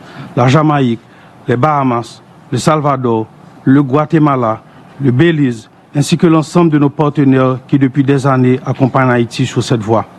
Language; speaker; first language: French; non-native, local second language; Haitian Creole